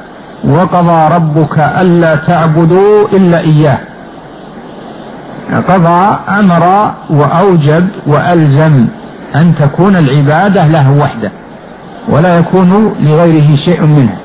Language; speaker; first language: Arabic; native; Arabic